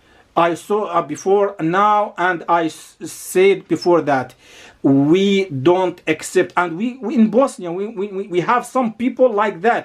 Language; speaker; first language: English; non-native, learner; Arabic